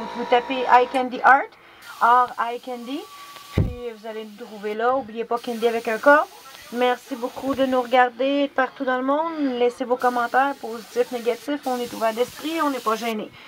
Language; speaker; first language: French; native; French